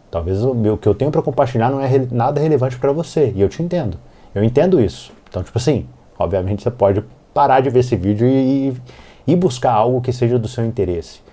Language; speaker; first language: Portuguese; native; Portuguese